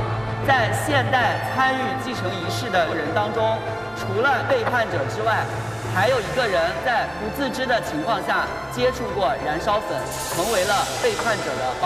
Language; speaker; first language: Chinese; native; Chinese